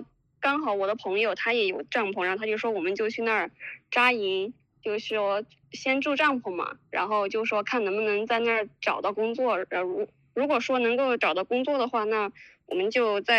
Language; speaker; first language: Chinese; native; Chinese